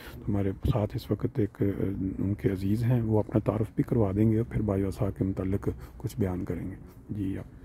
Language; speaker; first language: Urdu; non-native, local second language; Punjabi